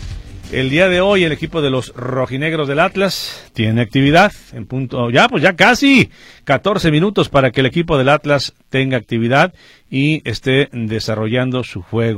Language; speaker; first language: Spanish; native; Spanish